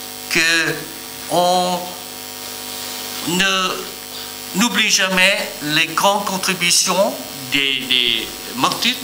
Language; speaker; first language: French; non-native, learner; Vietnamese